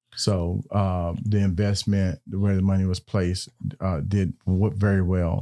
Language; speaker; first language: English; native; English